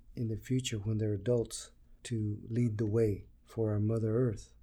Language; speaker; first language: English; early bilingual, other home language; Spanish